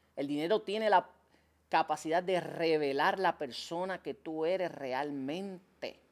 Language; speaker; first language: Spanish; native; Spanish